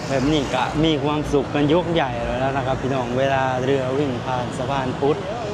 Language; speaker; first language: Thai; non-native, local second language; Lao